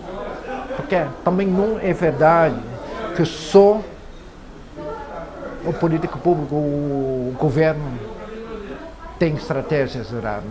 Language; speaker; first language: Portuguese; non-native, fluent; Dutch